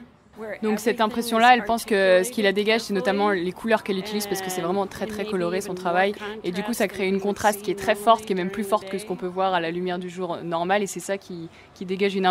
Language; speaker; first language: French; native; French